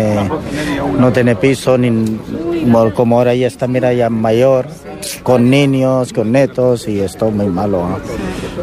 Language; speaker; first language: Spanish; non-native, learner; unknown